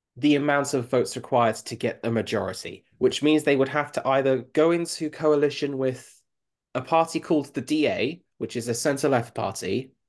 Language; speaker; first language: English; native; English